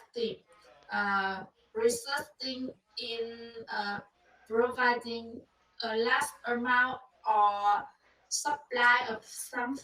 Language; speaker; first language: English; non-native, learner; Vietnamese